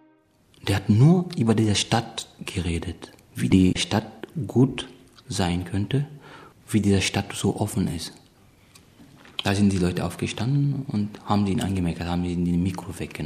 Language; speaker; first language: German; non-native, fluent; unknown